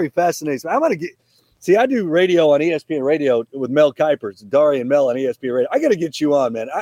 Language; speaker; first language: English; native; English